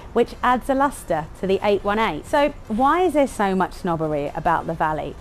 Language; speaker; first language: English; native; English